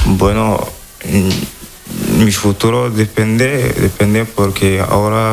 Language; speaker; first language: Spanish; non-native, fluent; Wolof